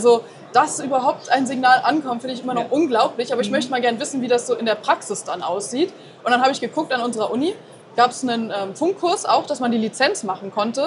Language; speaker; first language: German; native; German